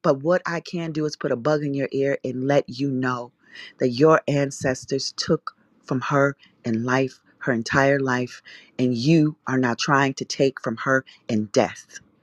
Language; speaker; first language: English; native; English